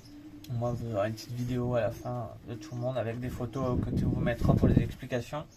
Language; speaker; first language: French; native; French